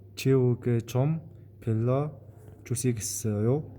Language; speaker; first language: Korean; non-native, fluent; Mongolian